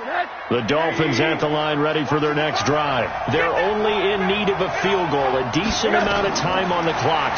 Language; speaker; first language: English; native; English